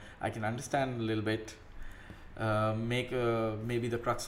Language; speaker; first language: English; non-native, local second language; Urdu